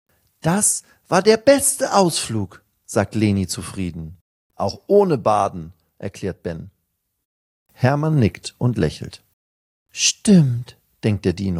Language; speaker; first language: German; native; German